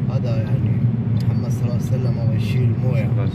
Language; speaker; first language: Arabic; non-native, learner; Urdu